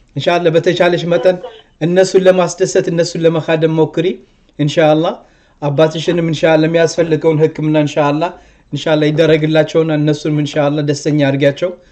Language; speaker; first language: Amharic; early bilingual, heritage; Amharic